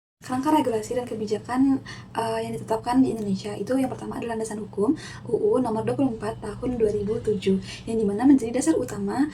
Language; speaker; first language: Indonesian; native; Indonesian